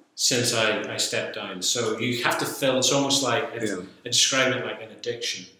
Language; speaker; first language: English; native; English